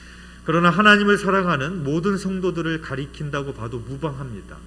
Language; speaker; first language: Korean; native; Korean